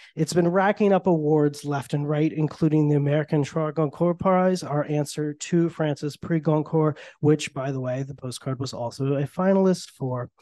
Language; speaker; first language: English; native; English